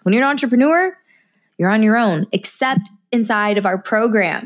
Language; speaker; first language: English; native; English